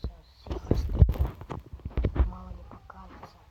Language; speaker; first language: Russian; native; Russian